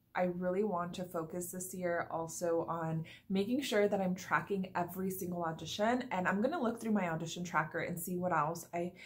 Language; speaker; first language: English; early bilingual, other home language; Spanish